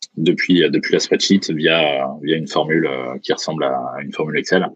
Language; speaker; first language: French; native; French